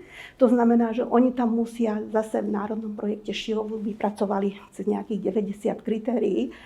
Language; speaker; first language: Slovak; native; Slovak